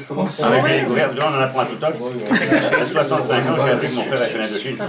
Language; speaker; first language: French; native; French